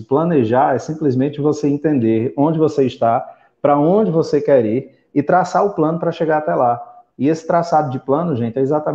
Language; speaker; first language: Portuguese; native; Portuguese